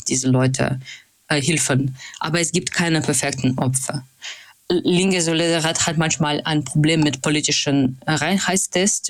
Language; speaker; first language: German; non-native, fluent; Russian